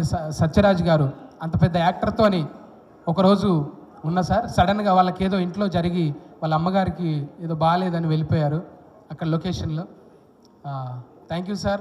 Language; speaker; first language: Telugu; native; Telugu